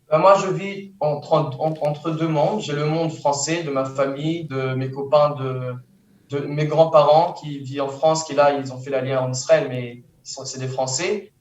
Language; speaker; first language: French; early bilingual, heritage; French